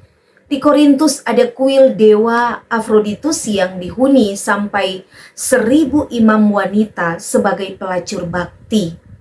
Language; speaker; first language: Indonesian; native; Indonesian